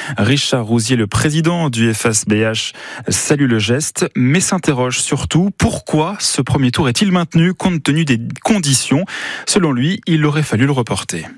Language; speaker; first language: French; native; French